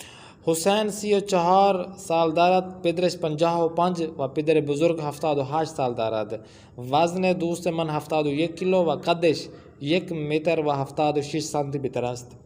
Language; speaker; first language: Persian; non-native, fluent; Urdu